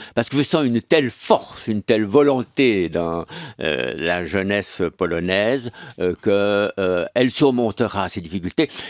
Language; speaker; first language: French; native; French